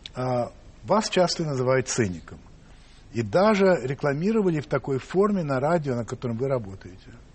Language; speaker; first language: Russian; non-native, fluent; English